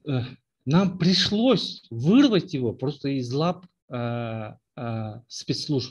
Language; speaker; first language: Russian; non-native, local second language; Kyrgyz